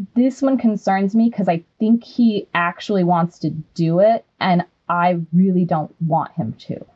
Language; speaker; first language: English; native; English